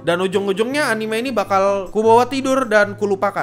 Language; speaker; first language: Indonesian; native; Indonesian